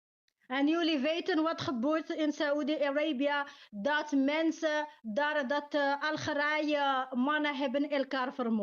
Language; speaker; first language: Dutch; non-native, learner; Arabic